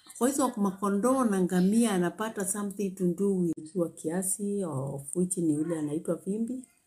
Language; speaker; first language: Swahili; native; Swahili